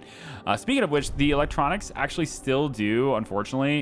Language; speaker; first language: English; native; English